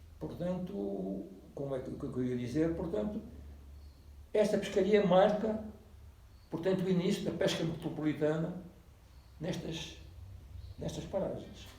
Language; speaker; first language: Portuguese; native; Portuguese